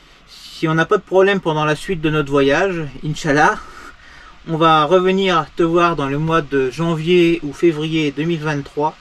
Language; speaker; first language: French; native; French